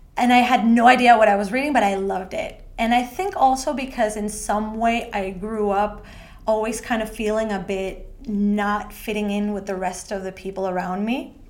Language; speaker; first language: English; non-native, fluent; Spanish